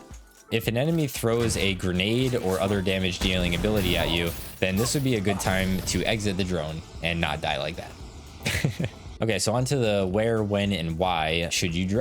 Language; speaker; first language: English; native; English